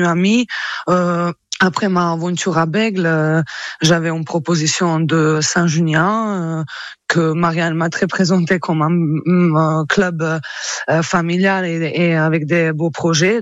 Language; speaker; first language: French; non-native, fluent; Croatian